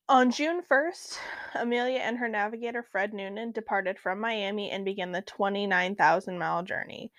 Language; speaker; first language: English; native; English